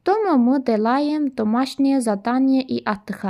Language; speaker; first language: Russian; non-native, learner; Turkish